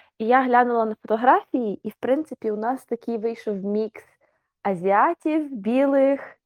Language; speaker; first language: Ukrainian; native; Ukrainian